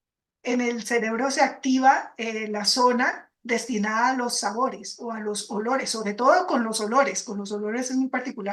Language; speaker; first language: Spanish; native; Spanish